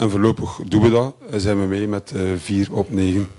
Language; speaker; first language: Dutch; native; Dutch